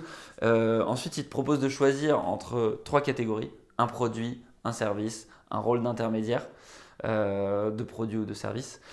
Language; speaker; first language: French; native; French